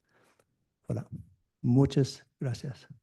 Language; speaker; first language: Spanish; non-native, fluent; French